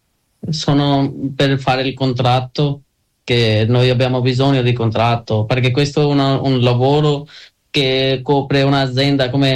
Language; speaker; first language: Italian; non-native, learner; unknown